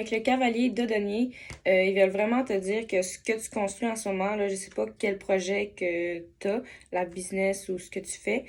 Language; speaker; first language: French; native; French